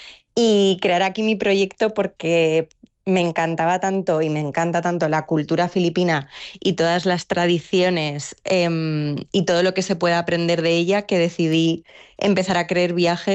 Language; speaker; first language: Spanish; native; Spanish